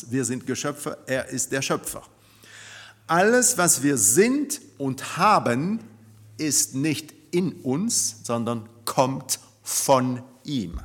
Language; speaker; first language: German; non-native, fluent; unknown